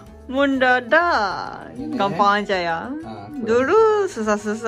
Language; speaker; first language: Indonesian; non-native, learner; Japanese